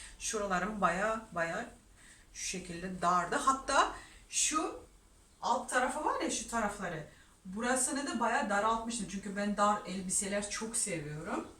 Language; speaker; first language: Turkish; non-native, fluent; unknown